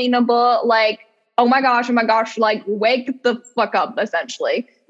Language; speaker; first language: English; non-native, fluent; Czech